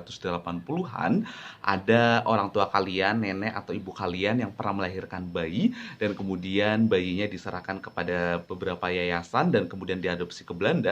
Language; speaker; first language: Indonesian; native; Indonesian